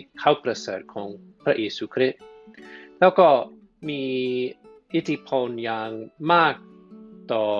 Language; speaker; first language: Thai; non-native, fluent; English